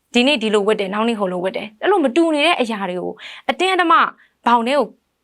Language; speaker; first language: Burmese; native; Burmese